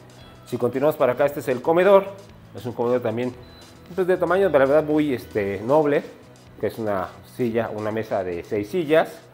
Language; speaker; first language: Spanish; native; Spanish